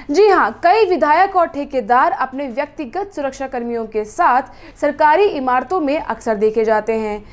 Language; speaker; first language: Hindi; native; Hindi